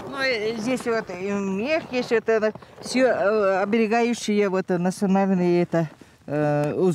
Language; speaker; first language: Russian; non-native, local second language; Yakut